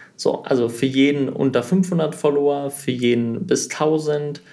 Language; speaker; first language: German; early bilingual, heritage; German